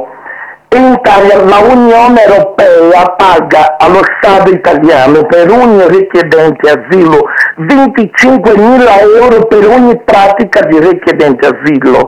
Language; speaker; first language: Italian; non-native, fluent; Portuguese